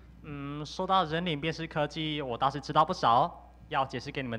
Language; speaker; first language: Chinese; native; Chinese